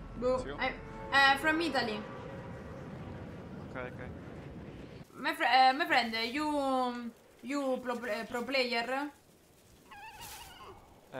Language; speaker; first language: English; non-native, learner; Italian